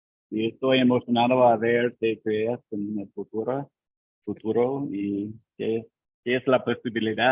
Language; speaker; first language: Spanish; non-native, learner; English